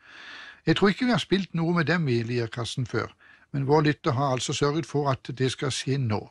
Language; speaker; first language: Norwegian; native; Norwegian